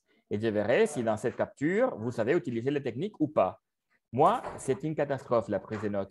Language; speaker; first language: French; non-native, fluent; Spanish